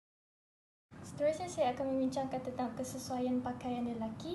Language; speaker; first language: Malay; native; Malay